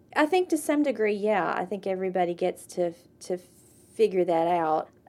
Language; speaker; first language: English; native; English